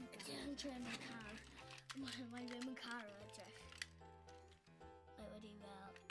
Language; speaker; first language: Welsh; non-native, local second language; English